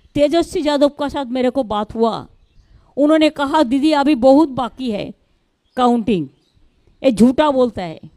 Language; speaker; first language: Hindi; non-native, local second language; Bangla